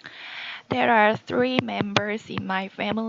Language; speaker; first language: English; non-native, learner; Korean